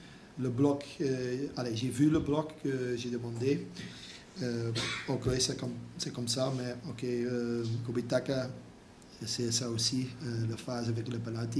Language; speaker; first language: French; non-native, local second language; Dutch